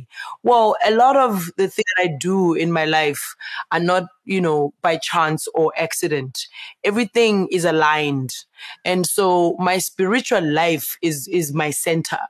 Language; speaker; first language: English; non-native, local second language; Zulu